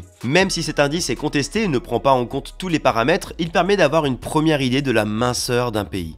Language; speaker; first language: French; native; French